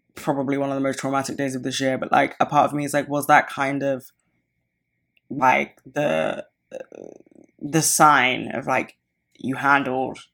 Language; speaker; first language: English; native; English